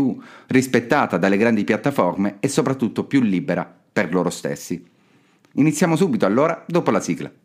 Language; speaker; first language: Italian; native; Italian